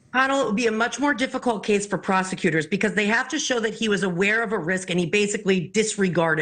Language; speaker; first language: English; native; English